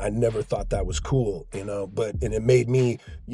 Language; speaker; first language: English; native; English